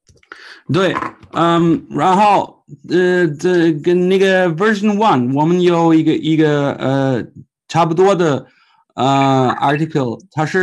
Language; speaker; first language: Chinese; non-native, fluent; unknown